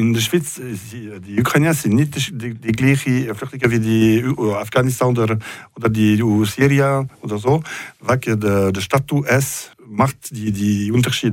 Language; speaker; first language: German; non-native, learner; French